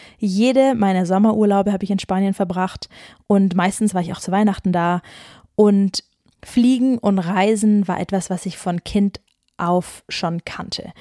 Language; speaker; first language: German; native; German